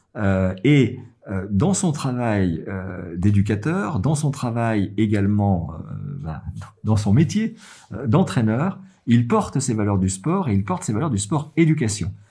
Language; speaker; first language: French; native; French